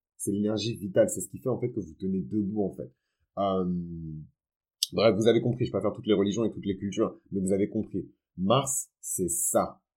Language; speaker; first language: French; early bilingual, other home language; Fon